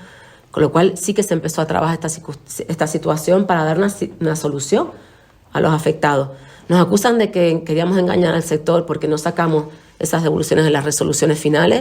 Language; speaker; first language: Spanish; native; Spanish